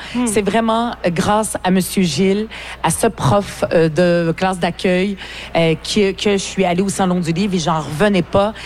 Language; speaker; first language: French; early bilingual, other home language; Arabic